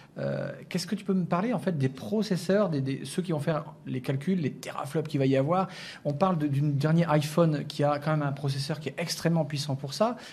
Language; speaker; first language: French; native; French